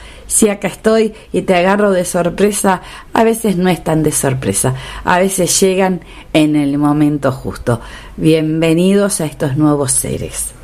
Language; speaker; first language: Spanish; native; Spanish